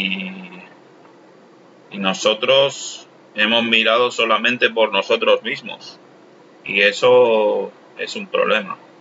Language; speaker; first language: Spanish; non-native, local second language; Catalan